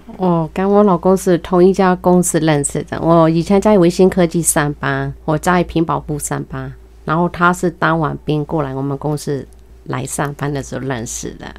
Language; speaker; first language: Chinese; early bilingual, heritage; Chinese